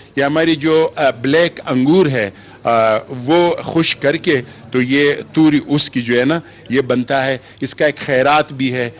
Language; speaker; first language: Urdu; non-native, local second language; Pashto